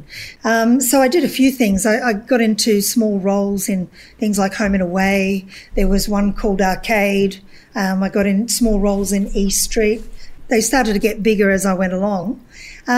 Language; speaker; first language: English; native; English